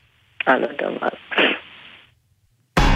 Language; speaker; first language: Hebrew; non-native, local second language; Arabic